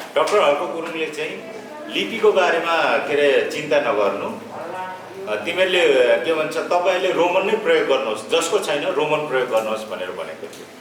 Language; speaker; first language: Nepali; non-native, local second language; Limbu